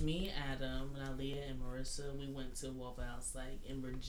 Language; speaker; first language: English; native; English